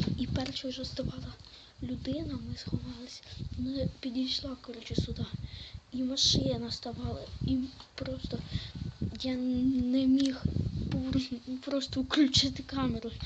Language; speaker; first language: Ukrainian; native; Ukrainian